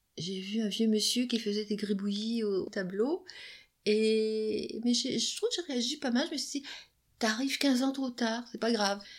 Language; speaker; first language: French; native; French